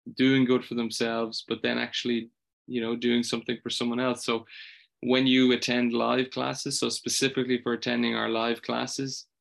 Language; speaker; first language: English; native; English